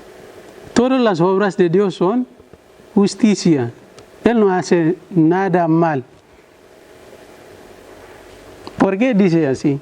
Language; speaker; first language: Spanish; non-native, learner; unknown